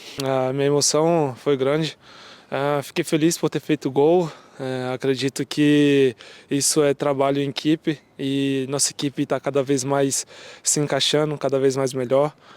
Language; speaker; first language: Portuguese; native; Portuguese